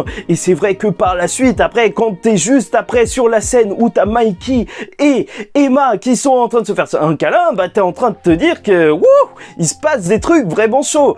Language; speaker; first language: French; native; French